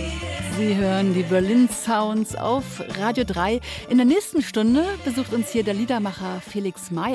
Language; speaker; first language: German; native; German